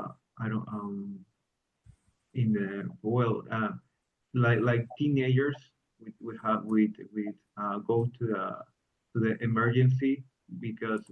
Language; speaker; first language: English; non-native, learner; Spanish